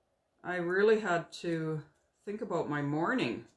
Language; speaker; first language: English; native; English